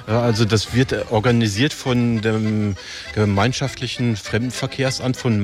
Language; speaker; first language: German; native; German